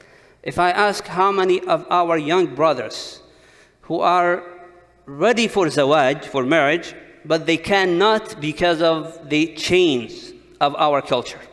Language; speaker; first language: English; non-native, fluent; Arabic